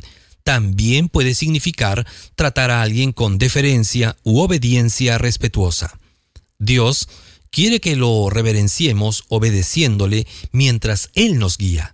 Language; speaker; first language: Spanish; native; Spanish